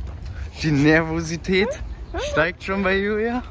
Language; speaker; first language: German; native; German